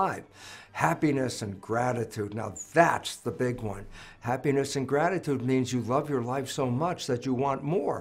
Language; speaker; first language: English; native; English